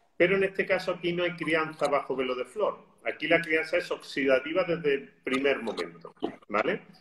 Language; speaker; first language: Spanish; native; Spanish